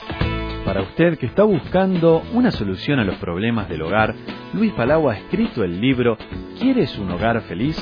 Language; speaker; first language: Spanish; native; Spanish